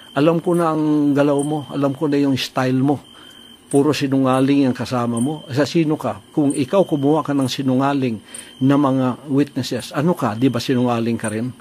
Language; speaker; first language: Filipino; native; Filipino